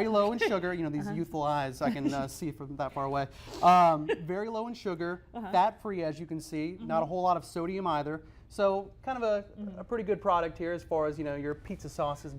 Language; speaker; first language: English; native; English